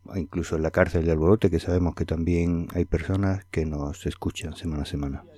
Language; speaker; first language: Spanish; native; Spanish